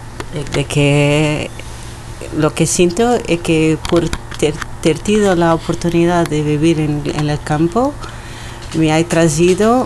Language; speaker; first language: Spanish; non-native, learner; Portuguese